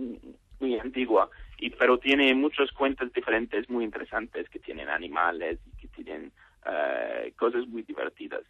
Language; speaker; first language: Spanish; non-native, learner; English